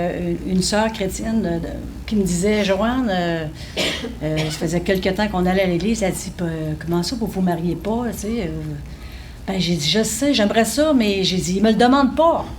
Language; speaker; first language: French; native; French